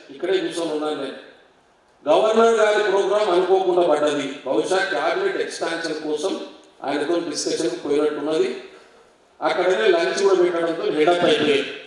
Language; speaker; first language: Telugu; non-native, local second language; Lambadi